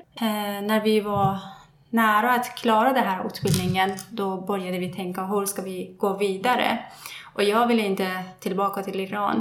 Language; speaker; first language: Swedish; non-native, fluent; Persian